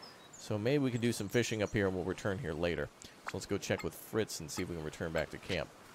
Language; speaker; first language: English; native; English